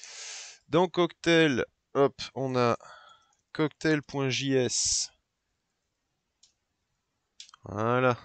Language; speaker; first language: French; native; French